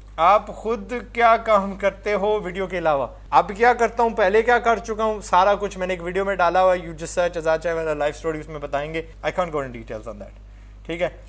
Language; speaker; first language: Urdu; non-native, fluent; English